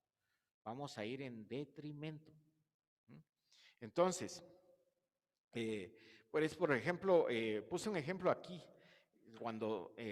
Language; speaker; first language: Spanish; native; Spanish